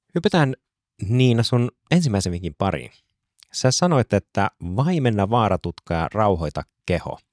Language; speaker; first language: Finnish; native; Finnish